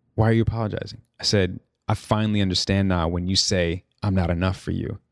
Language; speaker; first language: English; native; English